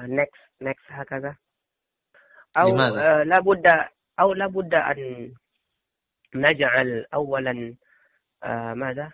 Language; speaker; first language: Arabic; non-native, learner; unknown